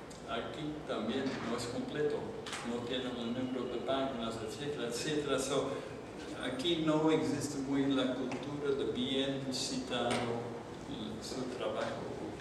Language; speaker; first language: Spanish; non-native, learner; Dutch